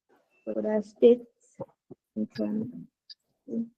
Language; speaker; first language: German; non-native, learner; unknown